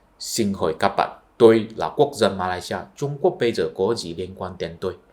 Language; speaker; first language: Vietnamese; non-native, fluent; Chinese